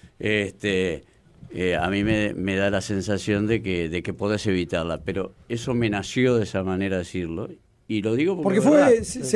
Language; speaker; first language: Spanish; native; Spanish